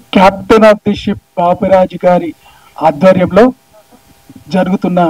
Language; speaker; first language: Telugu; native; Telugu